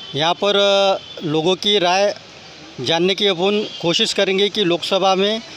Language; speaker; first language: Hindi; non-native, local second language; Marathi